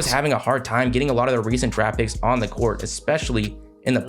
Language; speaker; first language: English; native; English